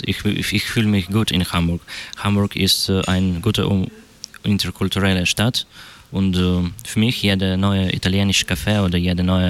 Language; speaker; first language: German; non-native, learner; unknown